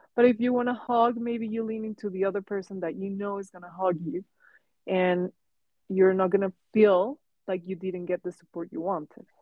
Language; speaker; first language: English; non-native, fluent; Spanish